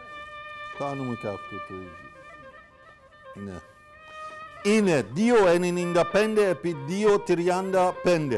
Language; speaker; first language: Greek; non-native, fluent; Persian